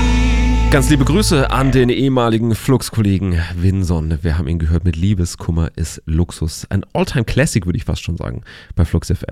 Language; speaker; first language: German; native; German